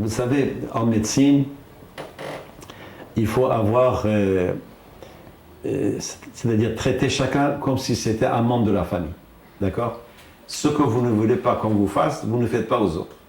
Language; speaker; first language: French; non-native, fluent; Persian